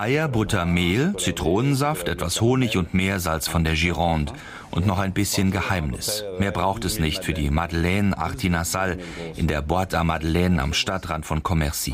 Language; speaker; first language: German; native; German